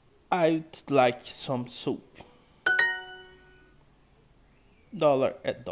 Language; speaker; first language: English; non-native, learner; Portuguese